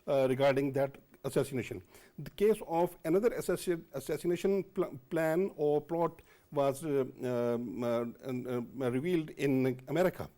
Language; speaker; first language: English; non-native, local second language; Urdu